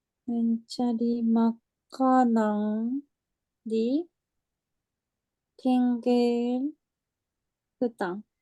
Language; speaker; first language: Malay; non-native, learner; Japanese